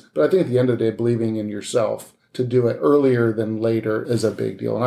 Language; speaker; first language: English; native; English